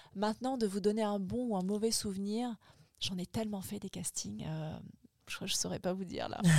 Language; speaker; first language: French; native; French